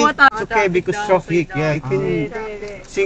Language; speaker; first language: English; non-native, local second language; Filipino